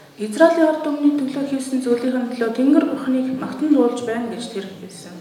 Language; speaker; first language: Mongolian; native; Mongolian